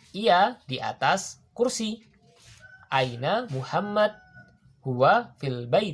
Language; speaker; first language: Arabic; non-native, learner; Indonesian